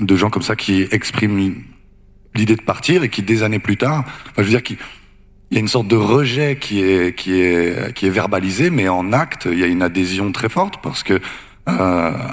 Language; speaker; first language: French; native; French